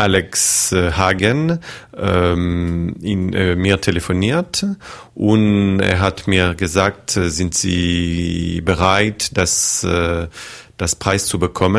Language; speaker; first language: German; non-native, fluent; French